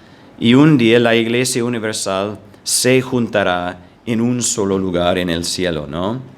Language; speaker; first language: Spanish; non-native, fluent; English